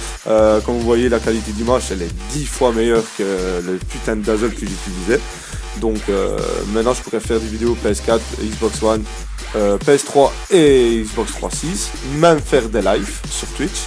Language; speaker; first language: French; native; French